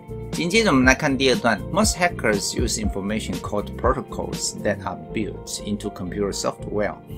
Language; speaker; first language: English; non-native, fluent; Chinese